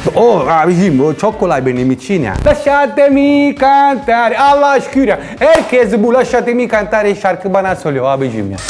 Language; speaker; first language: Turkish; non-native, learner; Italian